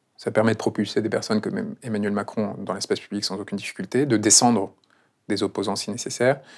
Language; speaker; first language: French; non-native, fluent; Spanish